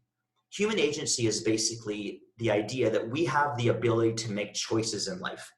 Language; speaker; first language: English; native; English